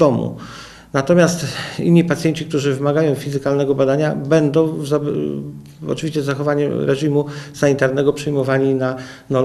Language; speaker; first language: Polish; native; Polish